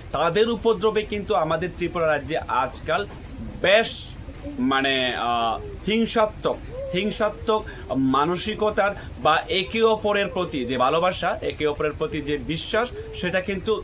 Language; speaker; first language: Bangla; non-native, local second language; Chakma